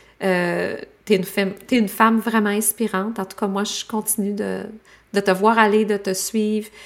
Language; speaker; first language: French; native; French